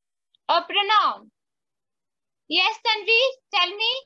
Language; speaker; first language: English; non-native, local second language; Hindi